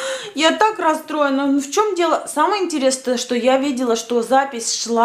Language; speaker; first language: Russian; native; Russian